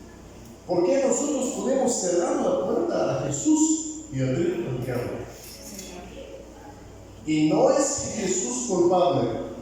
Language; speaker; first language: Spanish; non-native, fluent; Bulgarian